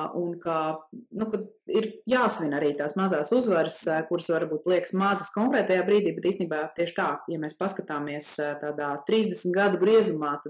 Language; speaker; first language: Latvian; native; Latvian